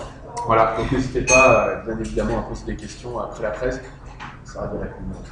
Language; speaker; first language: French; native; French